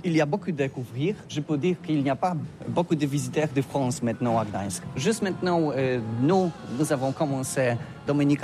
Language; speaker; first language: French; non-native, learner; Polish